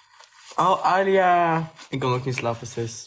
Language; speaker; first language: Dutch; non-native, local second language; French